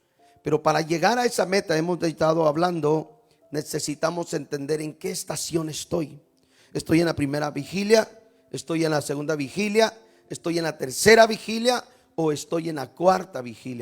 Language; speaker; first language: Spanish; native; Spanish